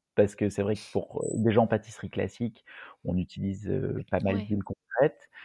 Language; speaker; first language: French; native; French